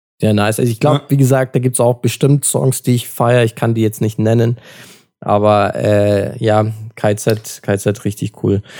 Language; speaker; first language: German; early bilingual, other home language; Turkish